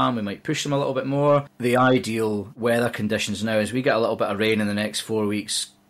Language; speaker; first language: English; native; English